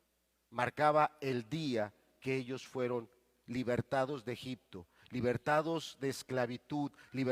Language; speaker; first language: Spanish; native; Spanish